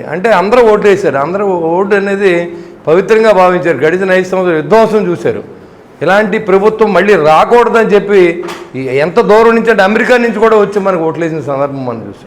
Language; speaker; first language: Telugu; native; Telugu